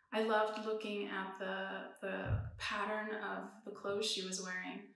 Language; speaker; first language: English; early bilingual, other home language; Persian